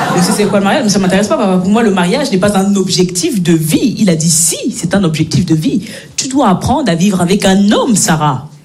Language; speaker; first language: French; native; French